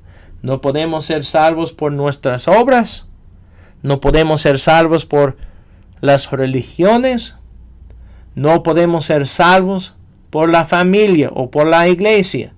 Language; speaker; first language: Spanish; non-native, fluent; English